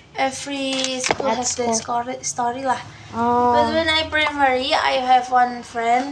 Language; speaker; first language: English; non-native, learner; Indonesian